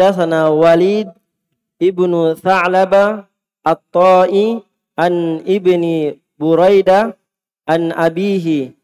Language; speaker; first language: Arabic; non-native, fluent; Indonesian